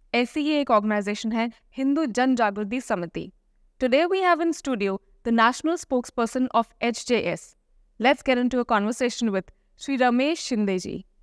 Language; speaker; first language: Hindi; native; Hindi